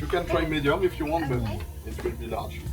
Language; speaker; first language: English; non-native, fluent; French